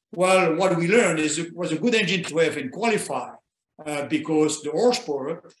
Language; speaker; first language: English; non-native, fluent; French